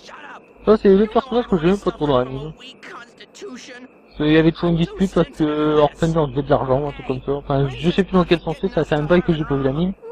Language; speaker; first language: French; native; French